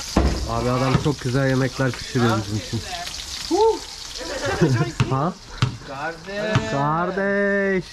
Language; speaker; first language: Turkish; native; Turkish